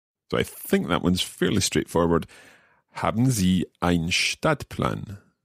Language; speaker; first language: German; non-native, learner; English